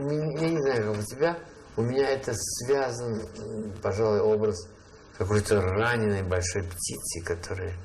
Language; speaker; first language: Russian; native; Russian